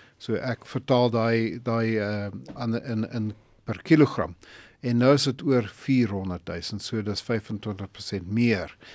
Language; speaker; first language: Afrikaans; non-native, local second language; English